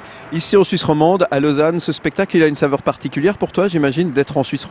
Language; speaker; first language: French; native; French